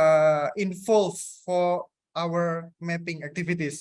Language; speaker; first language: English; non-native, fluent; Indonesian